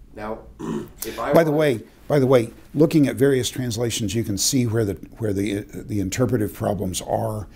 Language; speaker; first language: English; native; English